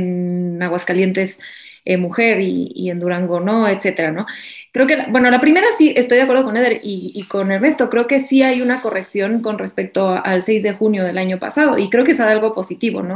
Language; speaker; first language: Spanish; native; Spanish